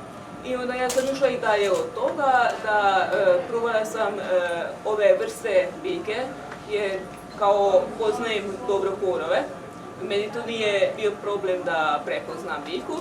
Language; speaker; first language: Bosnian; non-native, local second language; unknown